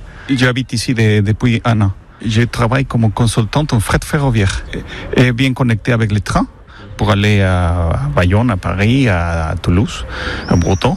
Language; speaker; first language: French; non-native, fluent; Spanish